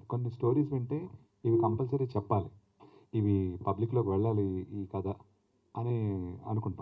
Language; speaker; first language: Telugu; native; Telugu